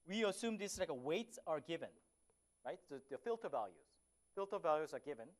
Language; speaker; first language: English; non-native, fluent; Korean